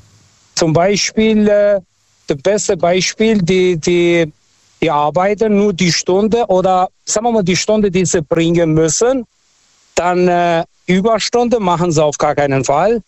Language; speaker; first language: German; non-native, fluent; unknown